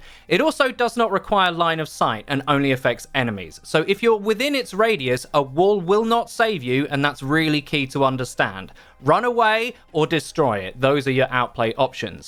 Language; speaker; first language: English; native; English